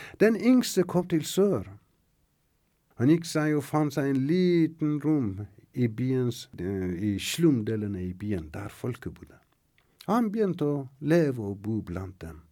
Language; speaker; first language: Norwegian; non-native, fluent; Persian